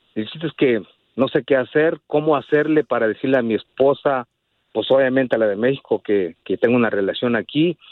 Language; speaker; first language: Spanish; native; Spanish